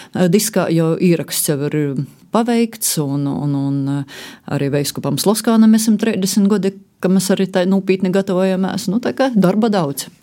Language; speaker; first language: Latvian; native; Latvian